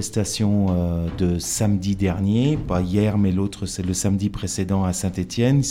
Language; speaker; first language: French; native; French